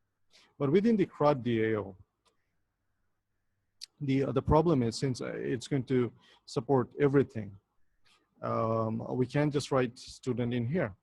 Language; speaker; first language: English; non-native, local second language; Bangla